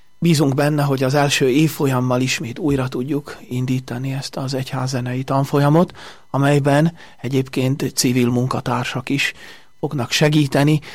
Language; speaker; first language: Hungarian; native; Hungarian